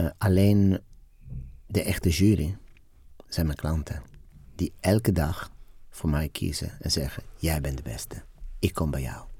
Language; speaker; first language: Dutch; non-native, fluent; Italian